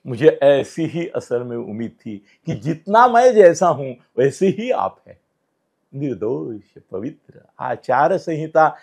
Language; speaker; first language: Hindi; non-native, local second language; Marathi